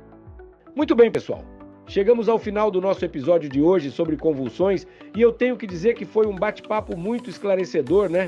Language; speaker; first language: Portuguese; native; Portuguese